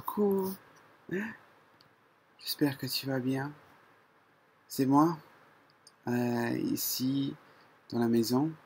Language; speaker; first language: French; non-native, learner; English